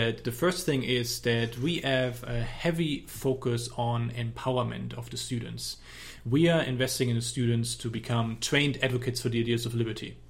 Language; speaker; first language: English; non-native, fluent; German